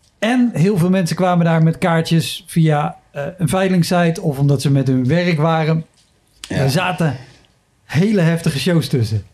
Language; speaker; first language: Dutch; native; Dutch